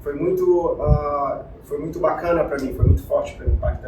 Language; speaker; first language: Portuguese; native; Portuguese